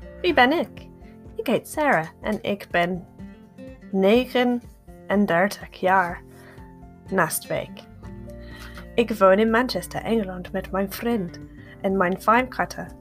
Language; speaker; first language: Dutch; non-native, learner; English